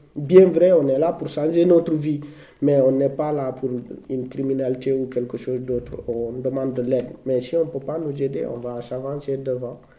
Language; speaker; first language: French; non-native, local second language; Fula